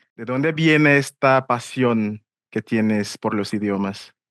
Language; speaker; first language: Spanish; non-native, fluent; English